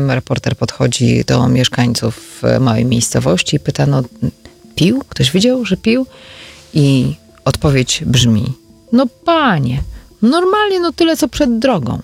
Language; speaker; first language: Polish; native; Polish